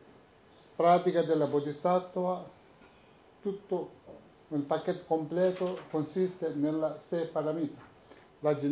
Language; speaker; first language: Italian; non-native, learner; Tibetan